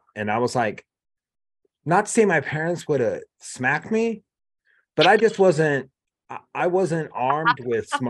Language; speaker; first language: English; native; English